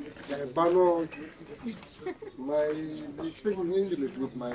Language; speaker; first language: English; non-native, learner; Turkish